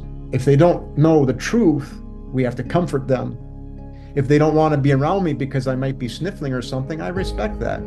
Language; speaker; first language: English; native; English